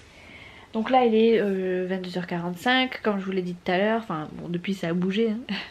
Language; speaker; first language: French; native; French